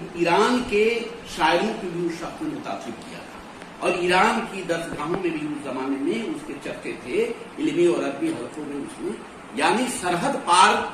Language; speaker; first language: Urdu; native; Urdu